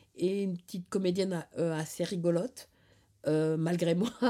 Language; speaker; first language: French; native; French